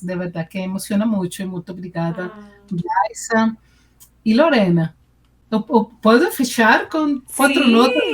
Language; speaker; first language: Portuguese; non-native, fluent; Spanish